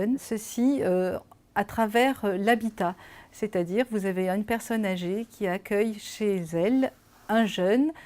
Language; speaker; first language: French; native; French